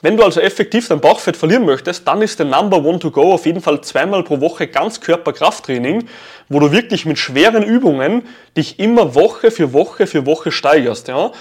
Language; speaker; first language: German; native; German